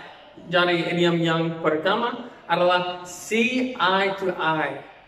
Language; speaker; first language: Indonesian; non-native, fluent; English